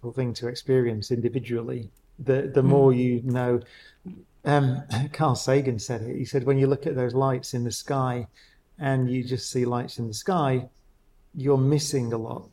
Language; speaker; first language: English; native; English